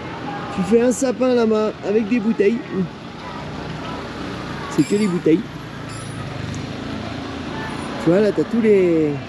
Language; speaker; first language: French; native; French